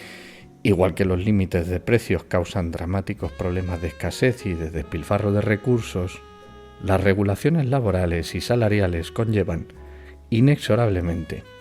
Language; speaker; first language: Spanish; native; Spanish